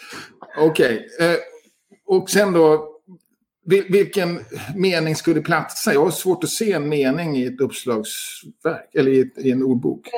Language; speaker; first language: Swedish; native; Swedish